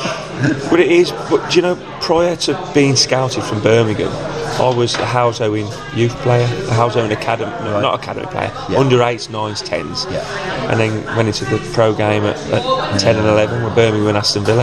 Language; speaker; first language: English; native; English